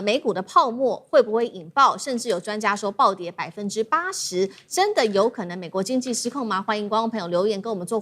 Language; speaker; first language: Chinese; native; Chinese